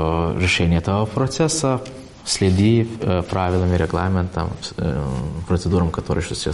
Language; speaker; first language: Russian; non-native, fluent; Lithuanian